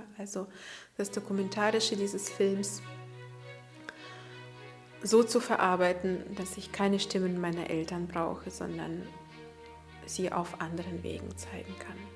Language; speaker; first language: German; early bilingual, other home language; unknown